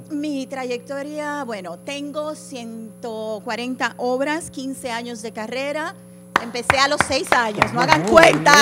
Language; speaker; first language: Spanish; early bilingual, heritage; Spanish